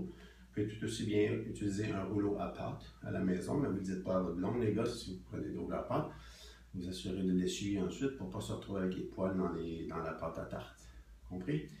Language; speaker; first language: French; native; French